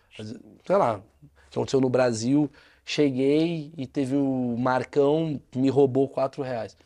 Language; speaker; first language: Portuguese; native; Portuguese